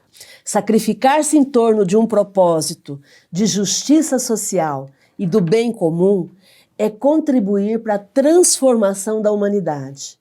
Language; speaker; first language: Portuguese; native; Portuguese